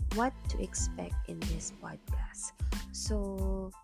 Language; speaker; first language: English; non-native, local second language; Cebuano